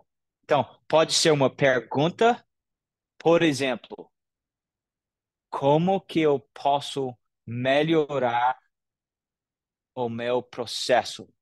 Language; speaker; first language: Portuguese; non-native, fluent; English